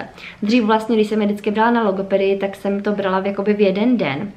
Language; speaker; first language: Czech; native; Czech